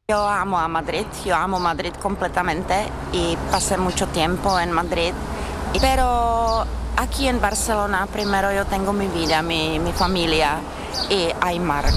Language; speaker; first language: Spanish; non-native, fluent; Czech